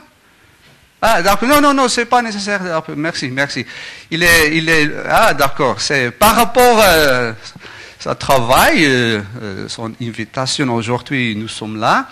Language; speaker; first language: French; non-native, learner; Afrikaans